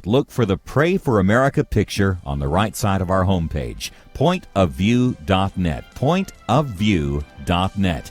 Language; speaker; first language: English; native; English